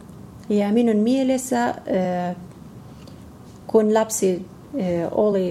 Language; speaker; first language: Finnish; non-native, learner; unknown